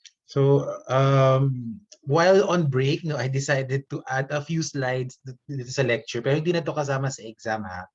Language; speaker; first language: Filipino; native; Filipino